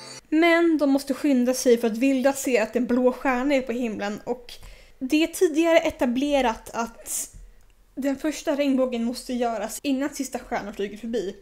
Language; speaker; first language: Swedish; native; Swedish